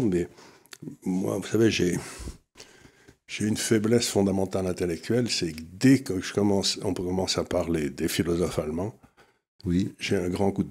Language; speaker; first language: French; native; French